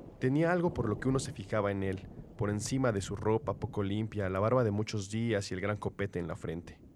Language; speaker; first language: Spanish; native; Spanish